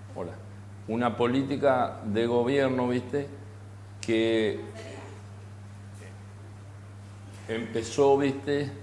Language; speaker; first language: Spanish; native; Spanish